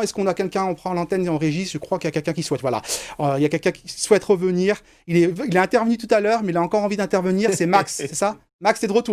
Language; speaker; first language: French; native; French